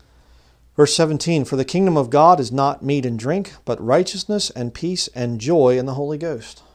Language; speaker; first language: English; native; English